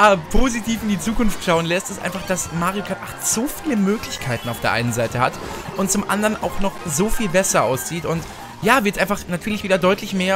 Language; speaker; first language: German; native; German